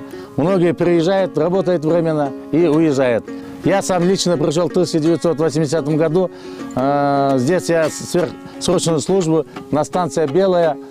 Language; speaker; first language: Russian; non-native, local second language; Kyrgyz